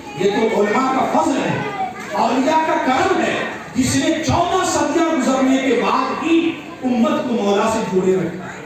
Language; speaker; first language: Urdu; native; Urdu